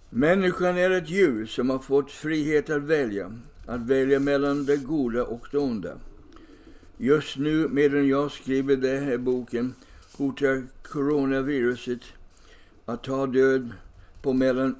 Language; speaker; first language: Swedish; non-native, fluent; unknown